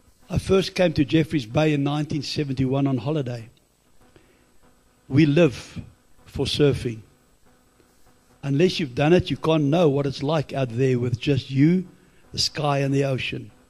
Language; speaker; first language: English; non-native, local second language; Afrikaans